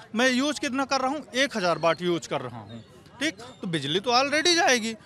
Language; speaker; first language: Hindi; native; Hindi